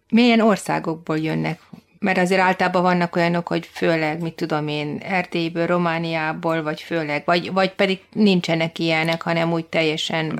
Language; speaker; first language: Hungarian; native; Hungarian